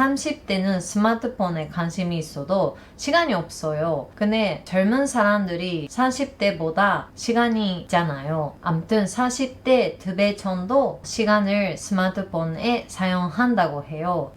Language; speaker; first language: Korean; non-native, learner; Japanese